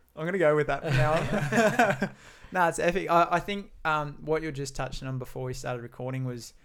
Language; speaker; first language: English; native; English